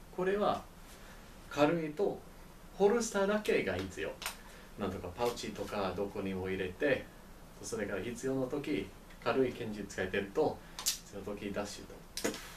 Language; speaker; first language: Japanese; non-native, learner; English